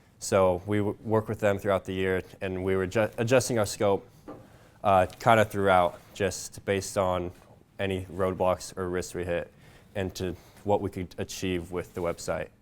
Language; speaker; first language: English; native; English